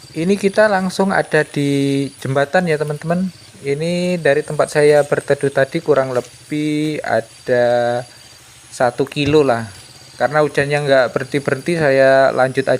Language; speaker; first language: Indonesian; native; Indonesian